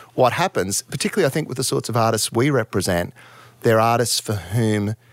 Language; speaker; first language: English; native; English